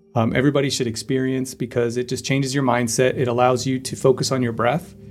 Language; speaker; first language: English; native; English